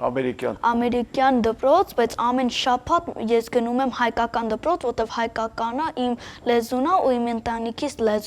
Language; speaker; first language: Armenian; early bilingual, heritage; Armenian